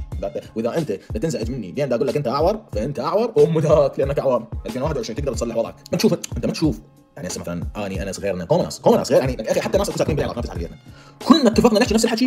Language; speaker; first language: Arabic; native; Arabic